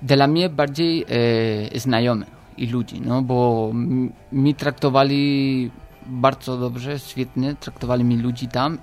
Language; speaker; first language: Polish; non-native, learner; Spanish